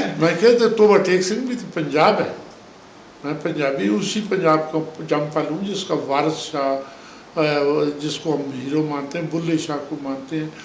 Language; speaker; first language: Urdu; non-native, local second language; Punjabi